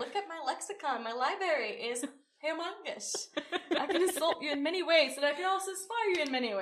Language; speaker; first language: English; non-native, fluent; Swedish